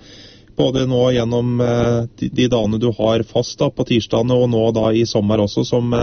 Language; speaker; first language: Norwegian; native; Norwegian